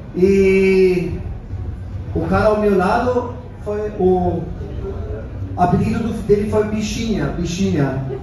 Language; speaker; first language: Portuguese; non-native, fluent; German